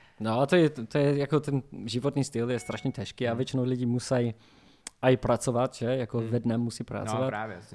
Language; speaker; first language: Czech; non-native, learner; English